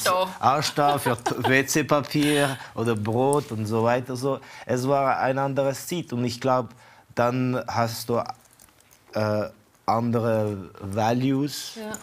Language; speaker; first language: German; non-native, fluent; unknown